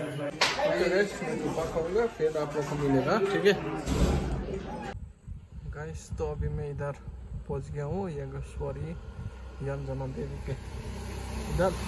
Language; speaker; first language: Hindi; non-native, local second language; Nepali